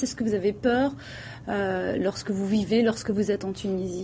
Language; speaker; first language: French; native; French